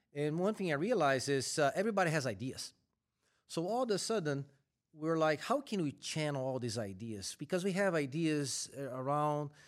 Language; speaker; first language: English; non-native, fluent; Portuguese